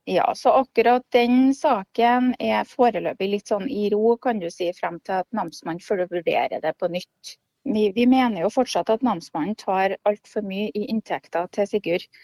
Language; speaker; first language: Norwegian; native; Norwegian